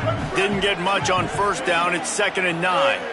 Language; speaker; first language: English; native; English